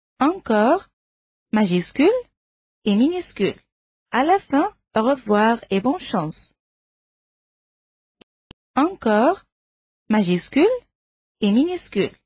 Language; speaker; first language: French; non-native, fluent; Arabic